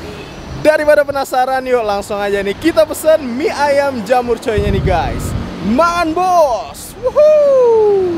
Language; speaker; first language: Indonesian; native; Indonesian